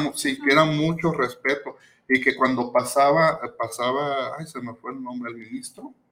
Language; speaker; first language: Spanish; native; Spanish